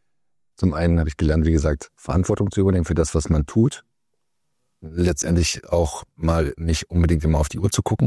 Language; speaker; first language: German; native; German